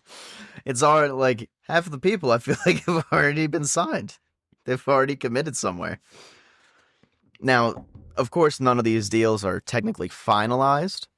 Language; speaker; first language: English; native; English